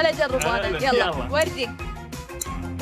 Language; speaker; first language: Arabic; native; Arabic